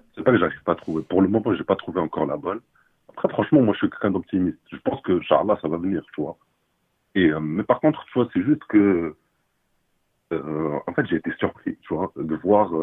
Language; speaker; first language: French; non-native, local second language; Arabic